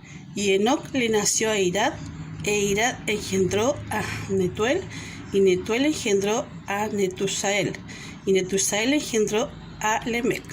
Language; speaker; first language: Spanish; native; Spanish